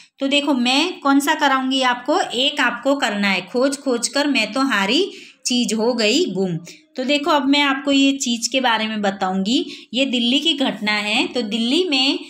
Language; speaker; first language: Hindi; non-native, local second language; Gujarati